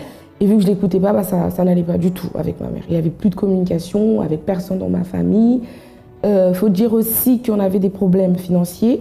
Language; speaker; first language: French; native; French